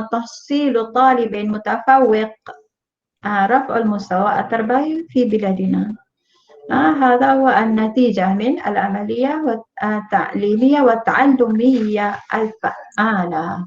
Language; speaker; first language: Arabic; non-native, fluent; Malay